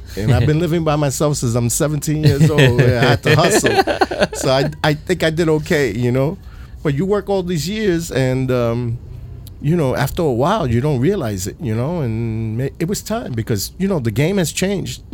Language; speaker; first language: English; early bilingual, other home language; Spanish